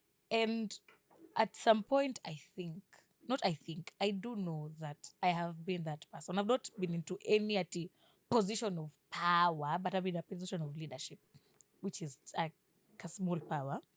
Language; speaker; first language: English; non-native, local second language; Swahili